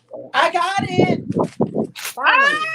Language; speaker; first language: English; native; English